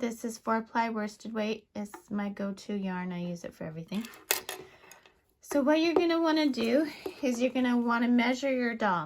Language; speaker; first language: English; native; English